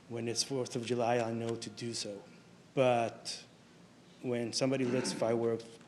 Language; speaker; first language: English; non-native, fluent; Hebrew